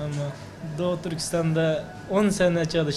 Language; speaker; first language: Turkish; non-native, learner; Uyghur